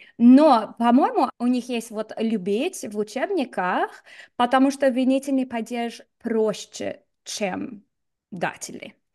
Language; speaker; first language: Russian; non-native, fluent; English